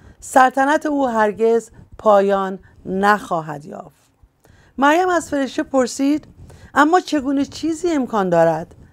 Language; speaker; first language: Persian; native; Persian